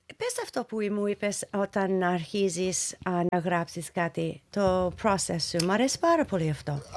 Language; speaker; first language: Greek; early bilingual, heritage; Greek